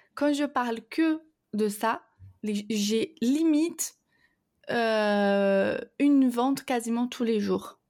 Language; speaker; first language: French; non-native, fluent; Portuguese